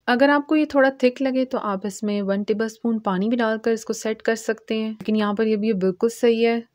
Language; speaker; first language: Urdu; native; Urdu